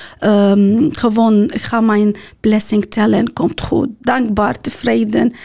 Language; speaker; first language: Dutch; non-native, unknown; Arabic